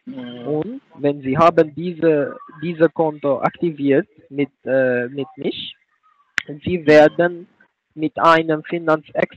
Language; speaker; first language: German; non-native, learner; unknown